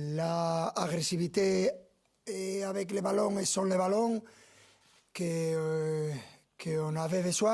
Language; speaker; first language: French; non-native, fluent; Spanish